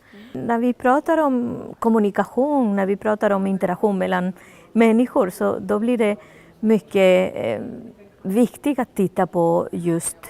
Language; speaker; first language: Swedish; non-native, fluent; Spanish